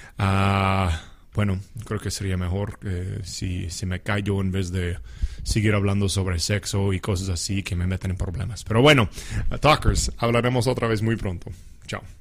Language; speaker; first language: Spanish; non-native, fluent; English